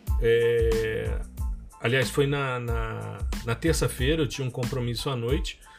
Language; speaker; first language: Portuguese; native; Portuguese